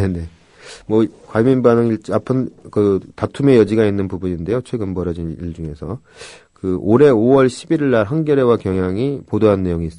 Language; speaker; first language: Korean; native; Korean